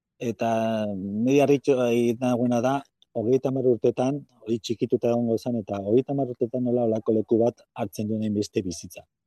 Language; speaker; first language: Basque; native; Basque